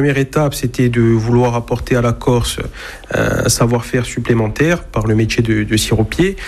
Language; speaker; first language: French; native; French